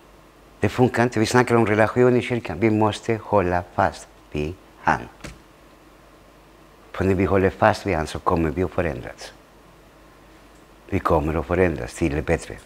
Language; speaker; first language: Swedish; early bilingual, other home language; Spanish